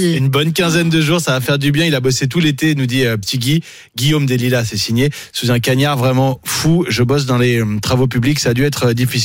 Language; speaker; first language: French; native; French